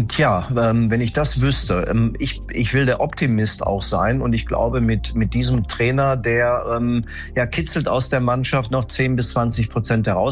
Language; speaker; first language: German; native; German